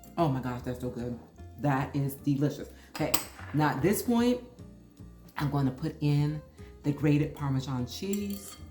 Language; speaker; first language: English; native; English